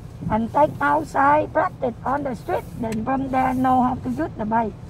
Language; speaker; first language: English; non-native, learner; Vietnamese